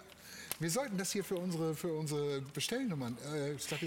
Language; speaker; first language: German; native; German